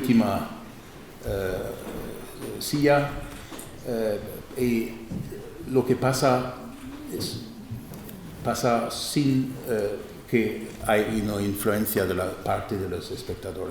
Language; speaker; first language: Spanish; non-native, fluent; German